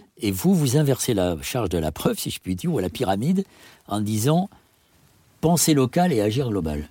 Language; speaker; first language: French; native; French